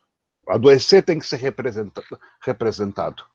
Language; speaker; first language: Portuguese; native; Portuguese